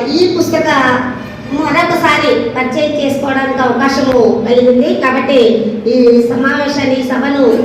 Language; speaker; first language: Telugu; native; Telugu